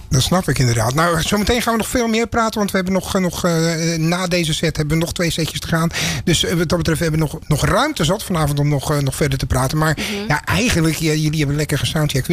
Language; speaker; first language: Dutch; native; Dutch